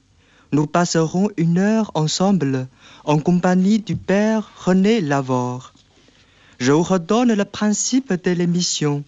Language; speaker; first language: French; non-native, fluent; Chinese